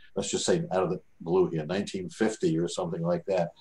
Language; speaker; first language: English; native; English